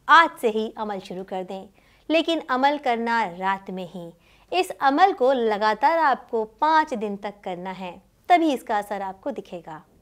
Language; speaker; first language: Hindi; native; Hindi